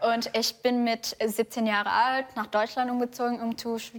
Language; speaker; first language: German; non-native, fluent; Indonesian